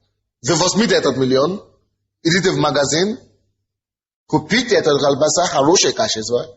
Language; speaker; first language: Russian; non-native, fluent; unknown